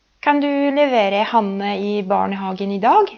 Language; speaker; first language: Norwegian; non-native, fluent; Polish